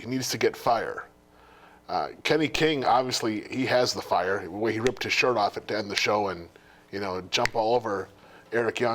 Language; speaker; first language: English; native; English